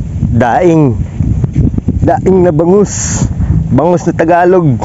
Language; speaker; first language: Filipino; native; Filipino